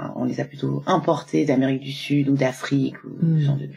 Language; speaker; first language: French; native; French